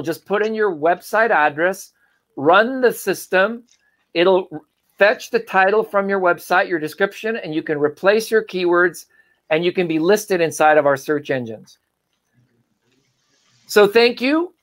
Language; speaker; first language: English; native; English